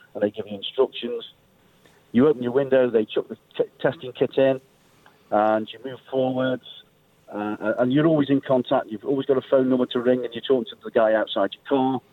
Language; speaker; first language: English; native; English